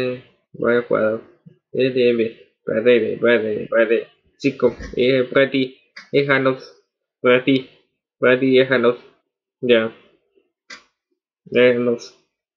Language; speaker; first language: Spanish; non-native, learner; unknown